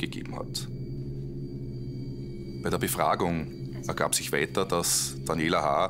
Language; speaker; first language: German; native; German